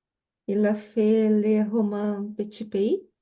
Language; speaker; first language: French; non-native, learner; Portuguese